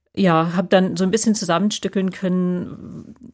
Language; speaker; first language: German; non-native, fluent; English